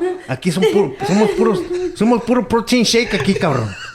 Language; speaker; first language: Spanish; early bilingual, heritage; Spanish